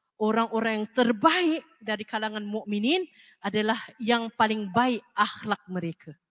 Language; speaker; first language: Malay; native; Malay